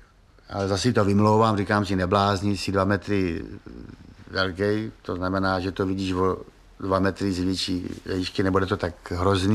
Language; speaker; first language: Czech; native; Czech